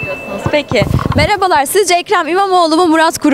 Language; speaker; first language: Turkish; native; Turkish